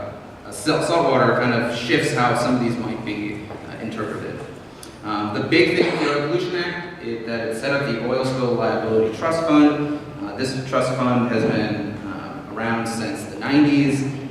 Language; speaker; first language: English; native; English